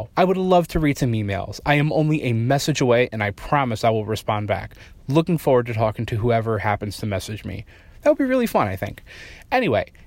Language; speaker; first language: English; native; English